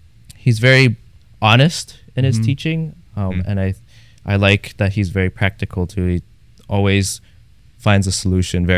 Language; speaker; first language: English; native; English